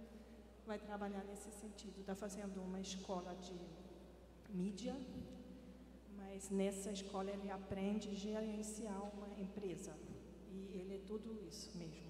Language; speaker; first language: Portuguese; non-native, fluent; German